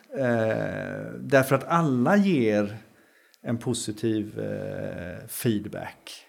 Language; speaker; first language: Swedish; native; Swedish